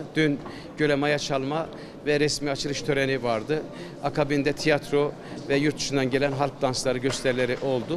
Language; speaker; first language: Turkish; native; Turkish